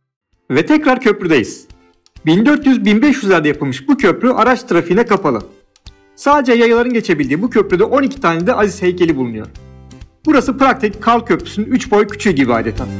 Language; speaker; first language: Turkish; native; Turkish